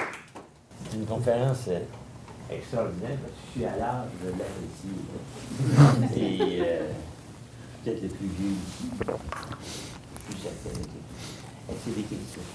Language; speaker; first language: French; native; French